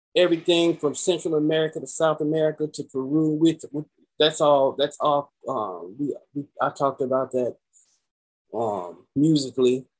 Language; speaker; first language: English; native; English